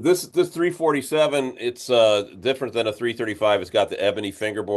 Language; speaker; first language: English; native; English